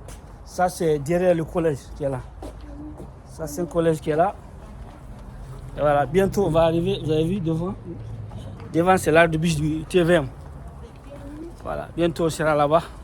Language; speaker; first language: French; native; French